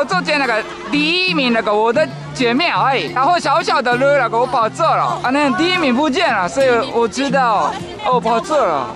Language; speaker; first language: Chinese; non-native, learner; Japanese